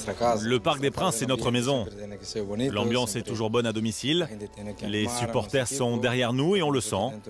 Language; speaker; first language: French; native; French